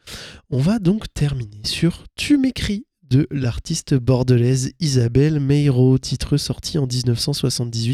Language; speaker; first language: French; native; French